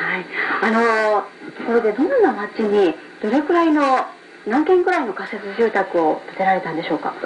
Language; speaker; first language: Japanese; native; Japanese